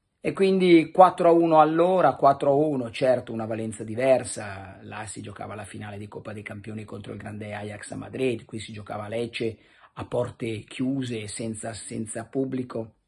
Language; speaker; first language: Italian; native; Italian